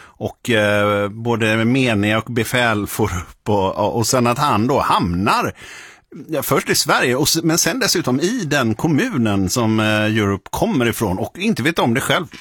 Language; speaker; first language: Swedish; native; Swedish